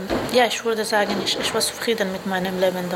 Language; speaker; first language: German; non-native, learner; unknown